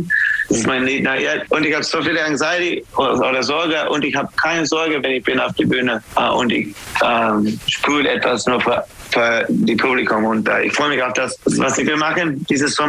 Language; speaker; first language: German; non-native, learner; English